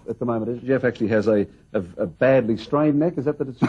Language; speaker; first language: English; native; English